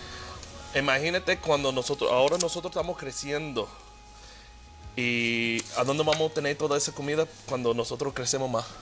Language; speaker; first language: Spanish; early bilingual, heritage; Spanish